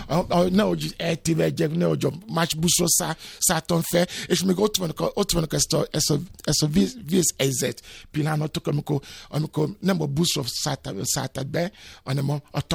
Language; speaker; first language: Hungarian; non-native, learner; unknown